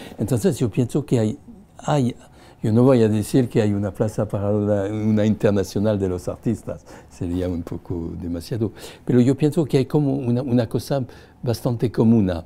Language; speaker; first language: Spanish; non-native, fluent; French